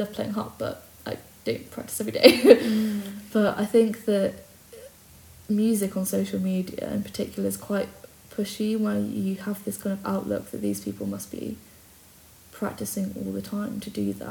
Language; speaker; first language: English; native; English